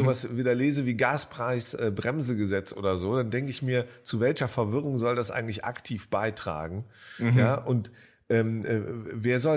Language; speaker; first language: German; native; German